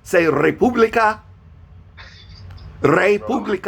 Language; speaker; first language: Spanish; non-native, fluent; English